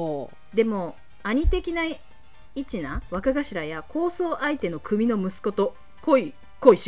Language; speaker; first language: Japanese; native; Japanese